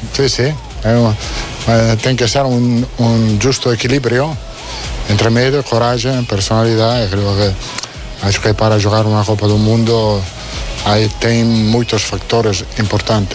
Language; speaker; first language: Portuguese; non-native, fluent; Italian